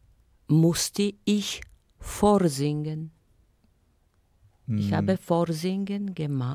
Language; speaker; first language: German; non-native, learner; Bulgarian